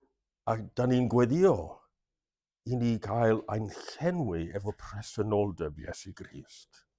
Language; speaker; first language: Welsh; non-native, fluent; English